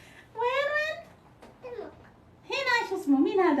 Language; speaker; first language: Arabic; non-native, fluent; Amharic